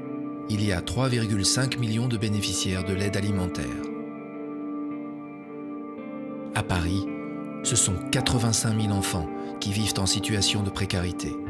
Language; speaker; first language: French; native; French